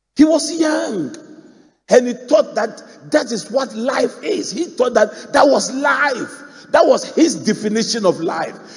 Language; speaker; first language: English; non-native, local second language; Akan